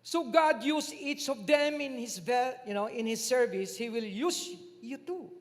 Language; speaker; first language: English; non-native, local second language; Filipino